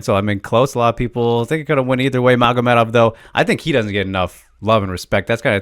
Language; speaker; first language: English; native; English